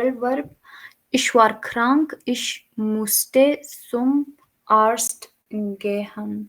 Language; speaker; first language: German; non-native, fluent; Urdu